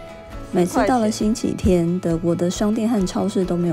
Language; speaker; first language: Chinese; native; Chinese